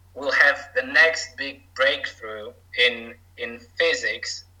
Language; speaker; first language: English; non-native, fluent; Polish